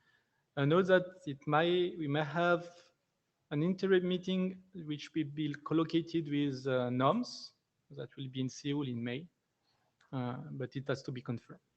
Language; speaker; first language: English; non-native, fluent; French